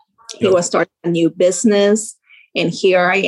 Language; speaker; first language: English; native; English